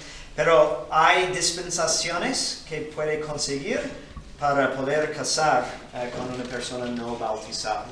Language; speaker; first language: Spanish; non-native, fluent; English